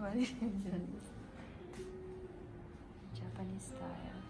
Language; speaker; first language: Japanese; non-native, learner; Filipino